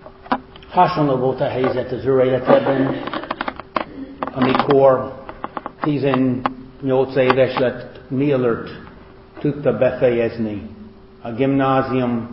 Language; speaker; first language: Hungarian; non-native, fluent; English